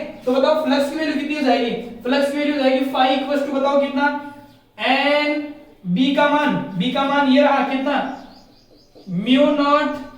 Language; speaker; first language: Hindi; native; Hindi